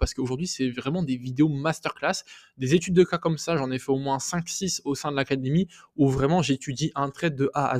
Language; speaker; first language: French; native; French